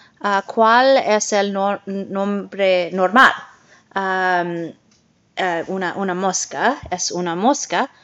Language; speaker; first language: Spanish; non-native, learner; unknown